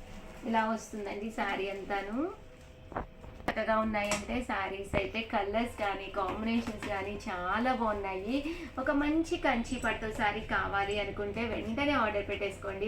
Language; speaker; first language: Telugu; native; Telugu